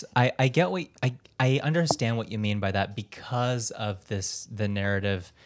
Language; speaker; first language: English; early bilingual, other home language; Filipino